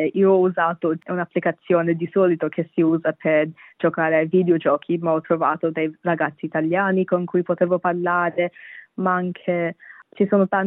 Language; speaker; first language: Italian; non-native, fluent; Bangla